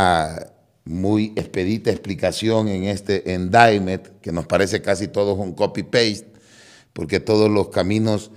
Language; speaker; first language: Spanish; native; Spanish